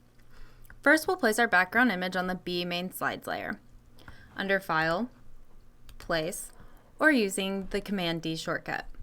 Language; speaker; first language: English; native; English